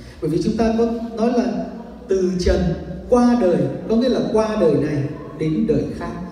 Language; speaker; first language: Vietnamese; native; Vietnamese